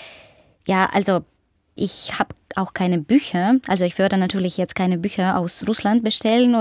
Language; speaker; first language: German; non-native, fluent; Ukrainian